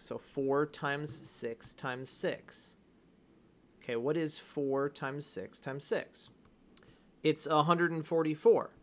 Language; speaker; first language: English; native; English